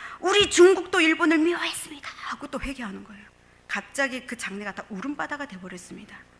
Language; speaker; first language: Korean; native; Korean